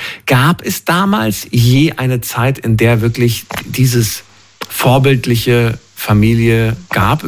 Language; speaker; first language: German; native; German